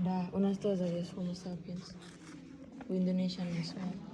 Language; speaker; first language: Russian; non-native, learner; Indonesian